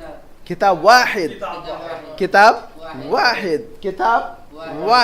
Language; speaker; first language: Arabic; non-native, fluent; Urdu